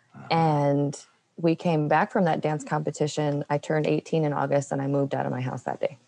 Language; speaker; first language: English; native; English